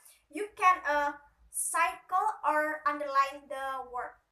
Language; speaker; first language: English; non-native, learner; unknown